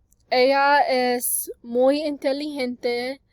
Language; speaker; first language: Spanish; non-native, learner; English